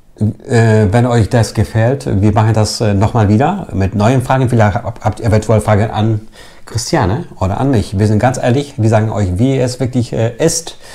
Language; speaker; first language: German; non-native, fluent; Polish